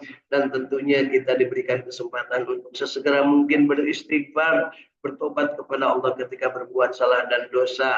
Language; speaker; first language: Indonesian; native; Indonesian